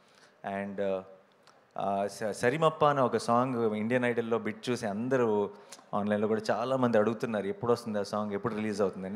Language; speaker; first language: Telugu; native; Telugu